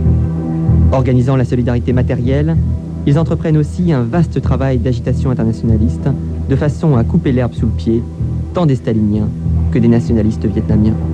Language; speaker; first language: French; native; French